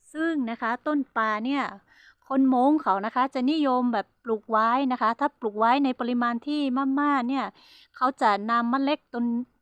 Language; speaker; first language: Thai; non-native, local second language; Hmong